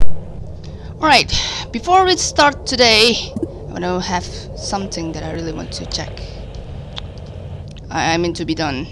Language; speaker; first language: English; non-native, fluent; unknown